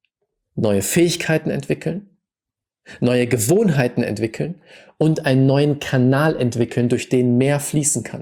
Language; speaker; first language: German; native; German